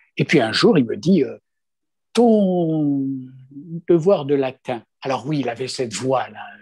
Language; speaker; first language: French; non-native, local second language; Kabyle